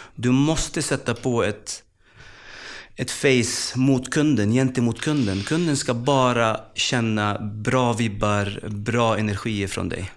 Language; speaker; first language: Swedish; early bilingual, other home language; Arabic